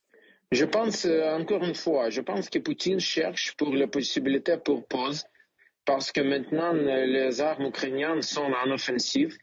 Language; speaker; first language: French; non-native, learner; Ukrainian